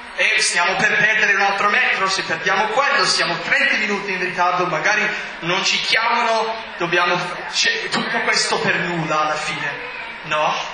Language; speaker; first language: Italian; non-native, fluent; English